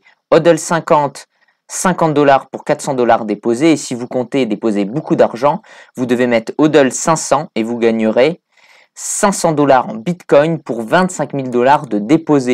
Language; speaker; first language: French; native; French